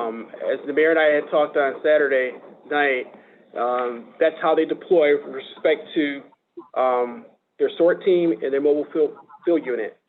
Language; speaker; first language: English; native; English